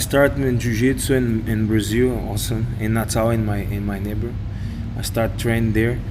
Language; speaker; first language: English; non-native, learner; Portuguese